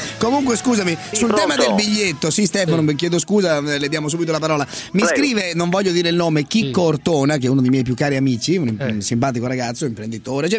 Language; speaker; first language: Italian; native; Italian